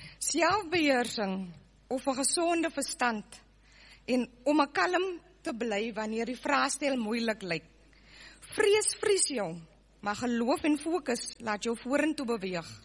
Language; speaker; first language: Afrikaans; native; Afrikaans